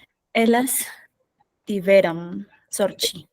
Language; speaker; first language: Portuguese; non-native, learner; Spanish